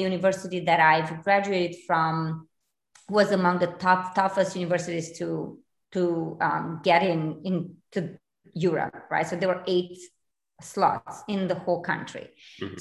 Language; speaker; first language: English; non-native, fluent; Romanian